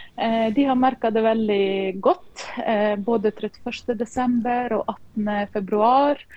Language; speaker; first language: Norwegian; non-native, fluent; Ukrainian